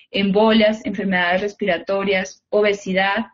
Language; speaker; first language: Spanish; native; Spanish